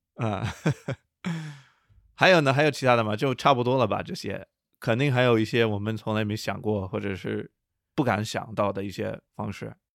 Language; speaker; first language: Chinese; non-native, fluent; English